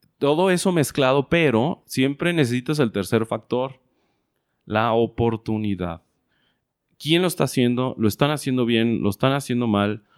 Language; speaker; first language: Spanish; native; Spanish